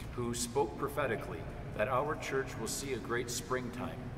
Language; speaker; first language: English; early bilingual, other home language; Ukrainian